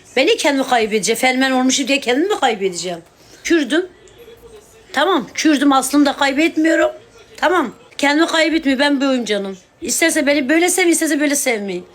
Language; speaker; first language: Turkish; non-native, local second language; Kurdish